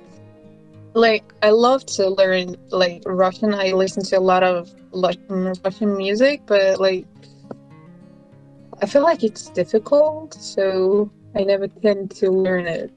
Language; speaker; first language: English; non-native, fluent; Persian